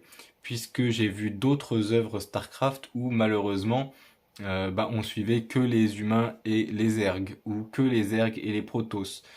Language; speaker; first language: French; native; French